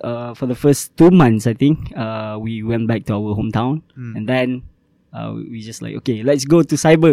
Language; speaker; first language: English; non-native, local second language; Malay